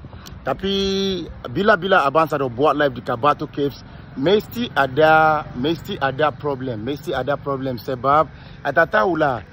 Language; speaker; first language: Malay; non-native, fluent; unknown